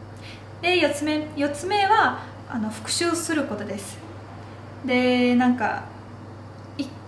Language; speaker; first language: Japanese; non-native, fluent; Russian